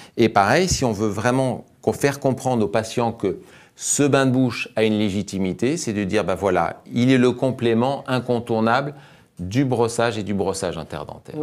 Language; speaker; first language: French; native; French